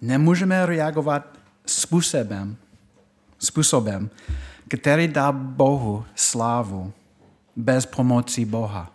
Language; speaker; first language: Czech; non-native, fluent; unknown